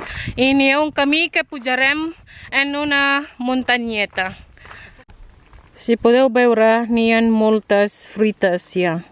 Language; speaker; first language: Catalan; non-native, learner; Filipino